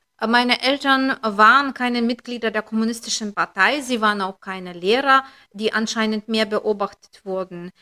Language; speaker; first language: German; non-native, fluent; Lithuanian